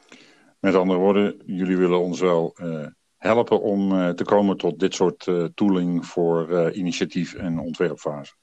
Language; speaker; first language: Dutch; native; Dutch